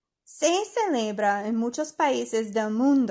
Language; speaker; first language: Spanish; non-native, fluent; English